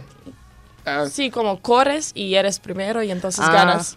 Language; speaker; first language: Spanish; non-native, learner; Croatian